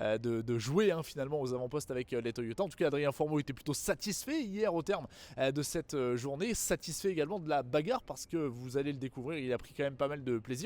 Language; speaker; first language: French; native; French